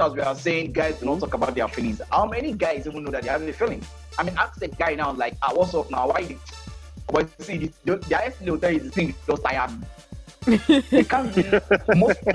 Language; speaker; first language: English; non-native, local second language; Yoruba